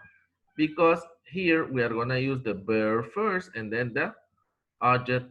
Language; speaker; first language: English; non-native, fluent; Spanish